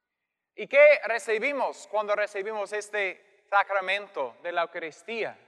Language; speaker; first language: Spanish; non-native, fluent; English